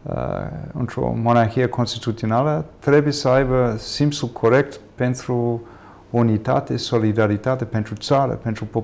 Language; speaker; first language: Romanian; non-native, fluent; English